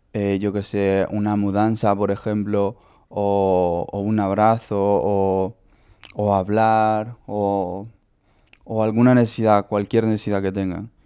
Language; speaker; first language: Spanish; native; Spanish